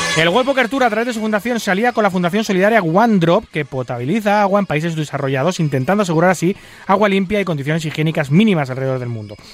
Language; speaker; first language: Spanish; native; Spanish